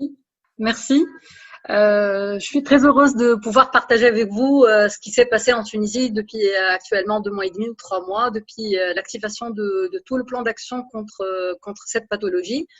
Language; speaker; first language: French; non-native, local second language; Arabic